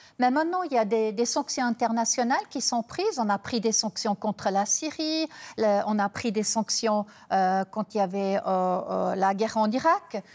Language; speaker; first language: French; non-native, local second language; German